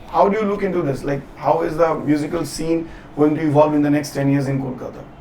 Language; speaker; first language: English; non-native, local second language; Bangla